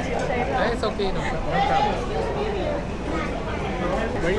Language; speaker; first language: English; non-native, learner; Filipino